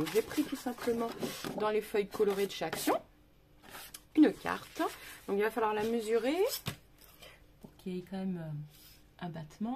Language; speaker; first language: French; native; French